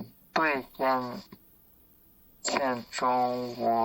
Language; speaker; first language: Chinese; non-native, learner; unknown